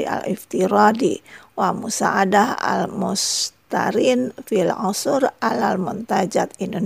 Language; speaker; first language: Arabic; non-native, fluent; Indonesian